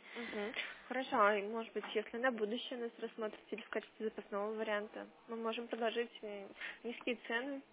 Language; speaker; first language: Russian; native; Russian